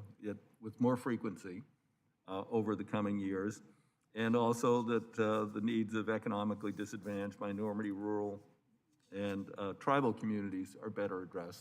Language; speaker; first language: English; native; English